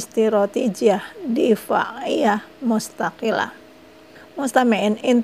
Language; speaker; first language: Arabic; non-native, fluent; Indonesian